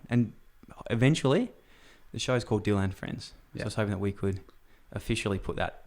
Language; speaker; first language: English; native; English